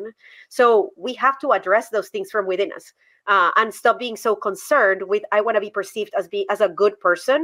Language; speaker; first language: English; non-native, fluent; Spanish